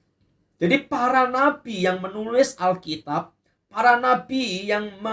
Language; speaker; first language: Indonesian; native; Indonesian